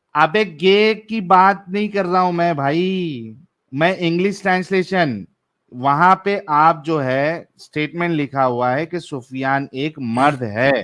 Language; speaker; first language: Urdu; native; Urdu